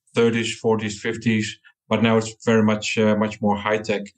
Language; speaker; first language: English; non-native, fluent; Dutch